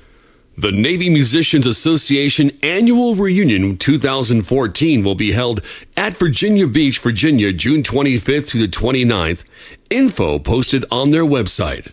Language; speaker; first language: English; native; English